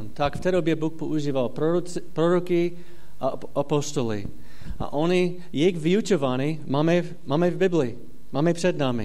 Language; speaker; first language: Czech; non-native, fluent; English